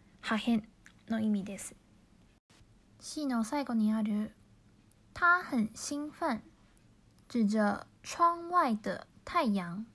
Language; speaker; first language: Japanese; non-native, fluent; Chinese